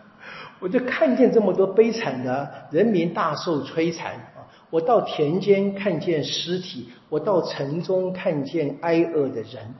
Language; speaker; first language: Chinese; native; Chinese